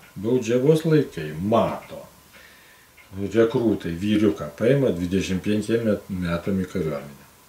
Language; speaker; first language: Lithuanian; native; Lithuanian